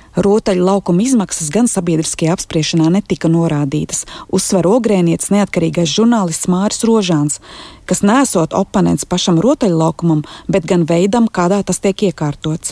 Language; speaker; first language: Latvian; native; Latvian